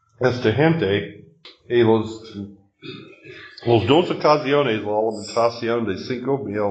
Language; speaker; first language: Spanish; non-native, learner; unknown